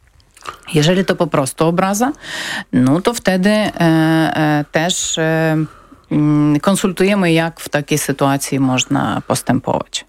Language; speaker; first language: Polish; non-native, fluent; Ukrainian